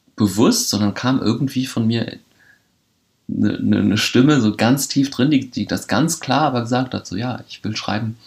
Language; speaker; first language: German; early bilingual, other home language; Polish